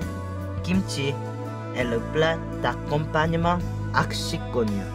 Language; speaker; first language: French; non-native, learner; Korean